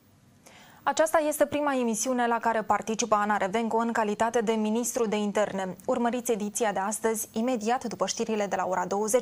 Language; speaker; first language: Romanian; native; Romanian